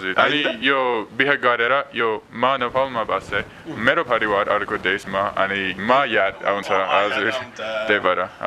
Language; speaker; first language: Nepali; non-native, learner; English